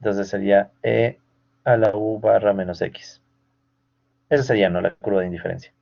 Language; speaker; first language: Spanish; native; Spanish